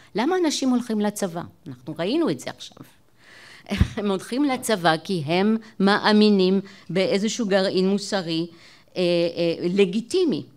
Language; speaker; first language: Hebrew; non-native, fluent; French